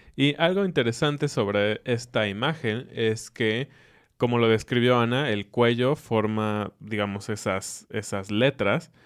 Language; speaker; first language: Spanish; native; Spanish